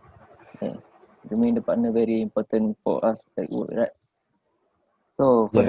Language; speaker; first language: English; non-native, learner; Malay